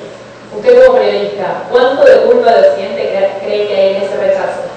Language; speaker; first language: Spanish; native; Spanish